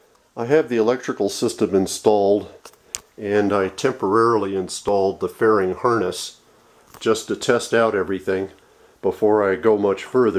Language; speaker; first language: English; native; English